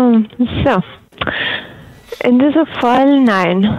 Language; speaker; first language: German; non-native, learner; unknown